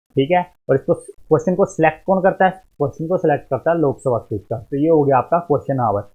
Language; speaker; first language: Hindi; native; Hindi